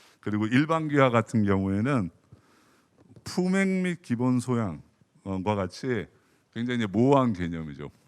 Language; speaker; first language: Korean; native; Korean